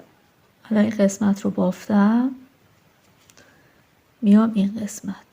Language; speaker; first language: Persian; native; Persian